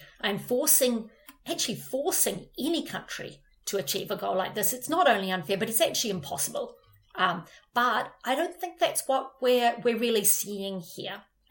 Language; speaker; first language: English; native; English